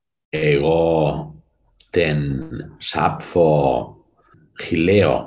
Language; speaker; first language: Greek; non-native, learner; English